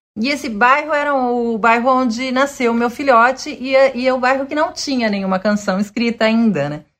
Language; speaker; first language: Portuguese; early bilingual, other home language; Spanish